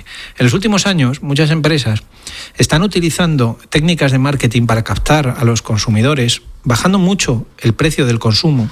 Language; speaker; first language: Spanish; native; Spanish